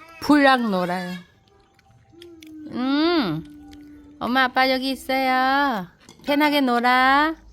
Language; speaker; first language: Korean; non-native, learner; Vietnamese